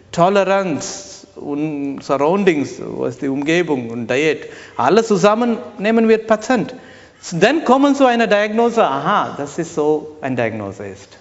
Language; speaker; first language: German; non-native, learner; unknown